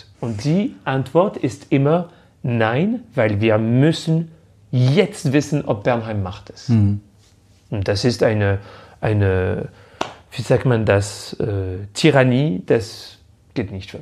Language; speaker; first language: German; non-native, fluent; French